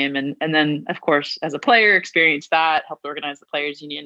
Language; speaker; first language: English; native; English